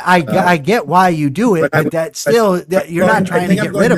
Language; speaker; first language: English; native; English